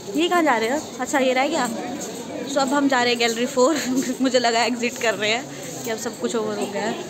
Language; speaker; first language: Hindi; native; Hindi